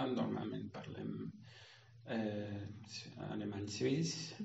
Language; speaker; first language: Catalan; non-native, fluent; German